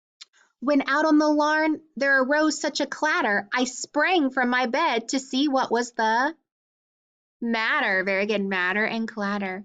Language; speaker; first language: English; native; English